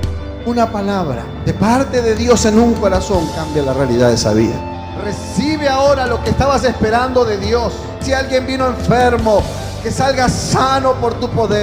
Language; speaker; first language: Spanish; native; Spanish